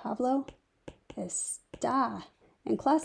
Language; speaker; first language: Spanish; non-native, fluent; English